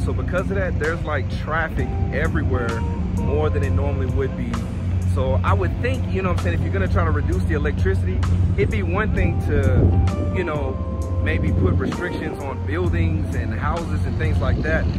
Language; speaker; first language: English; native; English